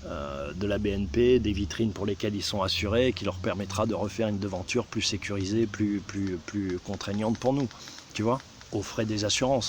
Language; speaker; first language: French; native; French